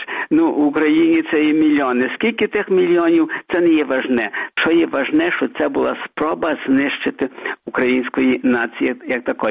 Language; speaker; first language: Ukrainian; early bilingual, heritage; Ukrainian